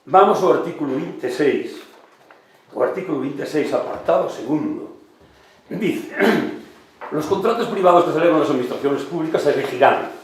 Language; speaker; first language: Spanish; non-native, local second language; Galician